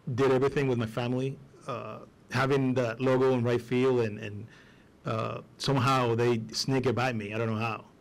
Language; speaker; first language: English; non-native, fluent; Spanish